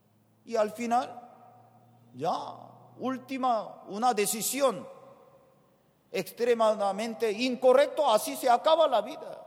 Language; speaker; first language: Spanish; non-native, fluent; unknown